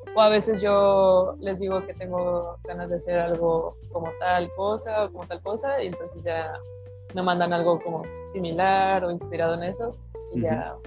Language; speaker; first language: Spanish; native; Spanish